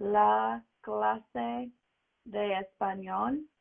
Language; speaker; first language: Spanish; non-native, fluent; English